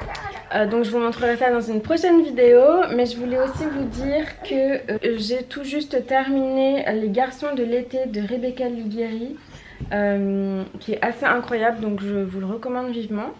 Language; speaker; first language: French; native; French